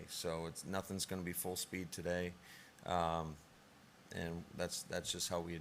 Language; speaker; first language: English; native; English